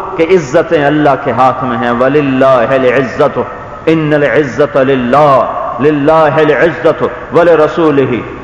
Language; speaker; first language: Urdu; native; Urdu